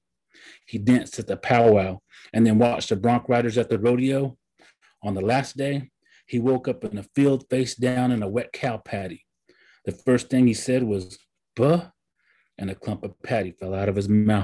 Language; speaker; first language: English; early bilingual, other home language; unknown